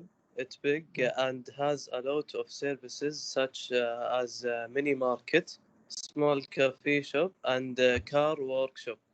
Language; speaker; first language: English; non-native, learner; Arabic